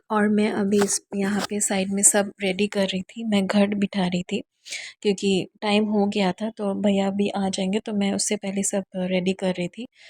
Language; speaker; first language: Hindi; non-native, local second language; Bangla